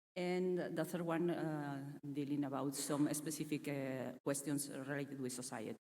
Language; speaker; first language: English; non-native, fluent; Catalan